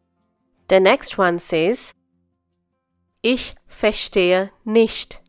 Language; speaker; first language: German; non-native, fluent; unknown